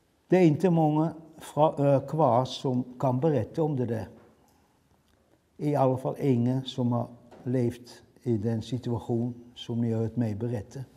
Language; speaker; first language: Swedish; non-native, fluent; Dutch